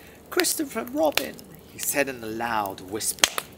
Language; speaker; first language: English; early bilingual, heritage; English